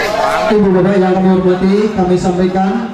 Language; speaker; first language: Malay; non-native, local second language; Javanese